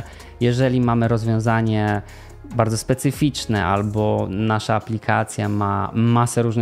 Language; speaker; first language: Polish; native; Polish